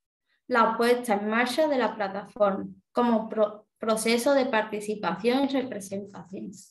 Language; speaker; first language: Spanish; native; Spanish